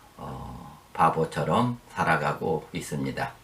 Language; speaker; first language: Korean; native; Korean